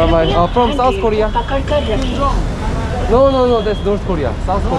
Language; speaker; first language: English; non-native, learner; Korean